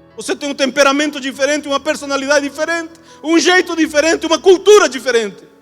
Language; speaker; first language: Portuguese; non-native, fluent; Spanish